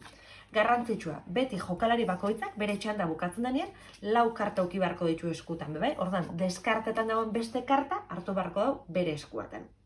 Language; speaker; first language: Basque; native; Basque